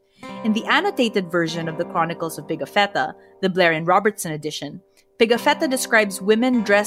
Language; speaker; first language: English; non-native, local second language; Filipino